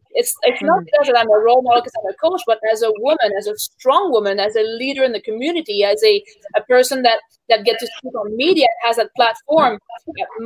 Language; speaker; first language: English; native; English